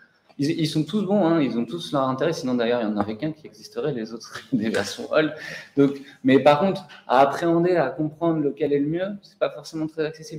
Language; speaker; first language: French; native; French